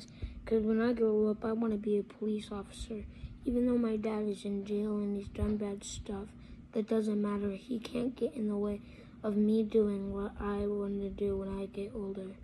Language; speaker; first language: English; native; English